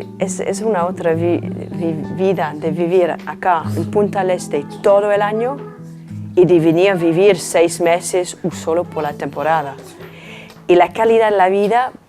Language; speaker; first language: Spanish; non-native, learner; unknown